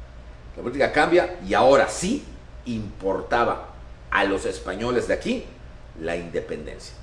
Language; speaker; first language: Spanish; native; Spanish